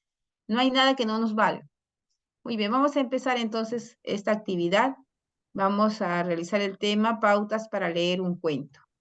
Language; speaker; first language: Spanish; native; Spanish